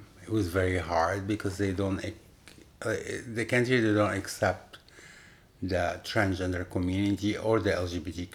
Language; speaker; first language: English; non-native, fluent; Arabic